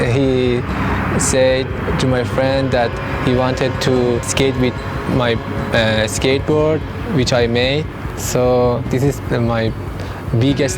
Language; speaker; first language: English; non-native, learner; Persian